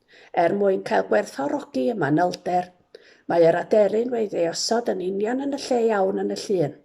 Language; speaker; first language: Welsh; native; Welsh